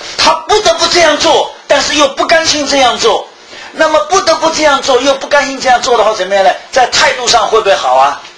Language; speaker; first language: Chinese; early bilingual, heritage; Chinese